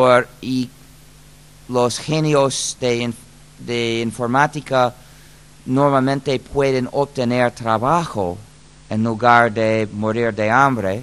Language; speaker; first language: Spanish; non-native, fluent; English